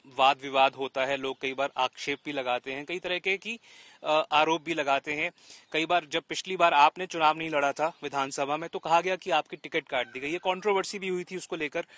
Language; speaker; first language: Hindi; native; Hindi